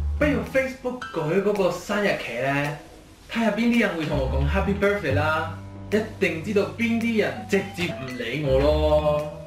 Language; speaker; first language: Cantonese; non-native, fluent; Spanish